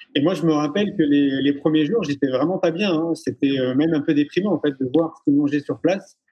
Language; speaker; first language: French; native; French